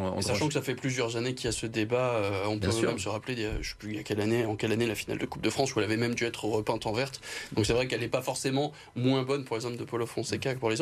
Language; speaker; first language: French; native; French